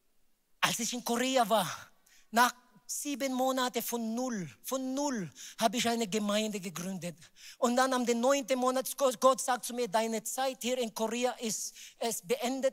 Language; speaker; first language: German; non-native, learner; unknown